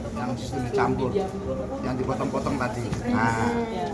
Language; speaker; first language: Indonesian; native; Indonesian